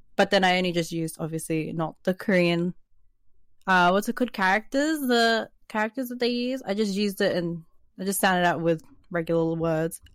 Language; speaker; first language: English; native; English